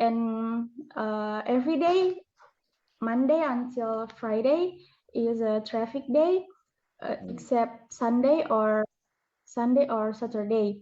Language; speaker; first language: English; non-native, learner; Indonesian